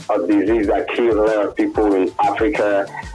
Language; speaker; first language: English; non-native, local second language; Yoruba